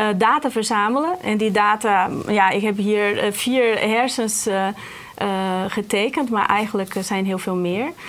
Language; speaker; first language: Dutch; non-native, fluent; Portuguese